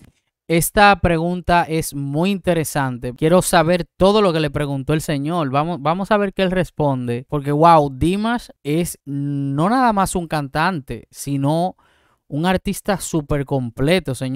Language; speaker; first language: Spanish; native; Spanish